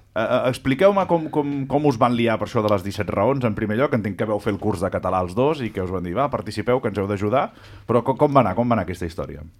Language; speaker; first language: Catalan; native; Catalan